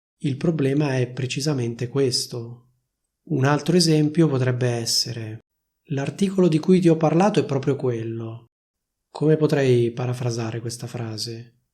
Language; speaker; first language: Italian; native; Italian